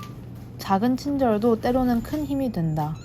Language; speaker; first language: Korean; native; Korean